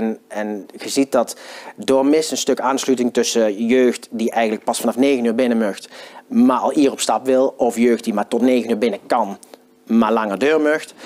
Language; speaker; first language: Dutch; native; Dutch